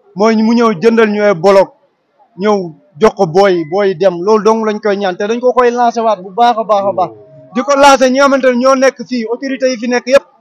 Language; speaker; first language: Wolof; native; Wolof